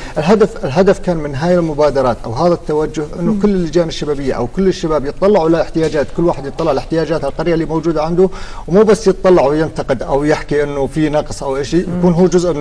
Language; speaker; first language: Arabic; native; Arabic